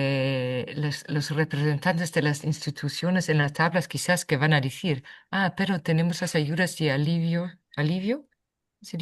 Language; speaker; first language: Spanish; non-native, fluent; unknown